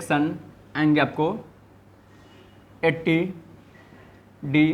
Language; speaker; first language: Hindi; native; Hindi